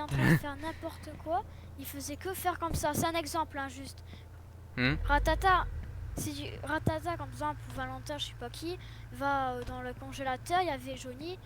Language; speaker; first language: French; native; French